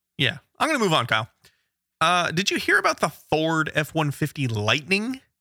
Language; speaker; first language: English; native; English